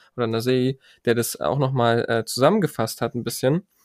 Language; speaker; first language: German; native; German